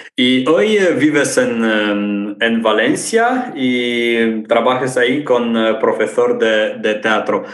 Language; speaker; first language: Spanish; non-native, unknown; Romanian